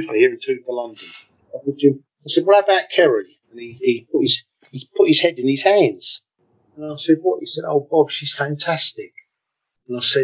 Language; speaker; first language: English; native; English